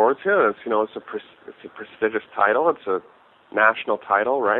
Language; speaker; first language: English; native; English